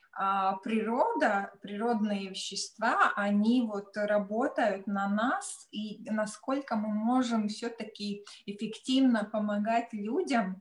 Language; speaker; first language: Russian; non-native, local second language; Latvian